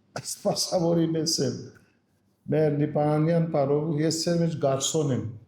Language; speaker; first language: Armenian; early bilingual, heritage; Armenian